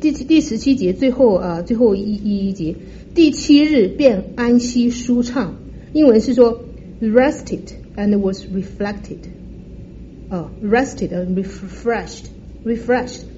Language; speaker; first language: Chinese; native; Chinese